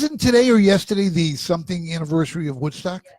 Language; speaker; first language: English; native; English